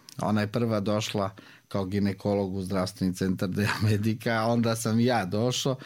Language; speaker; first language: Serbian; native; Serbian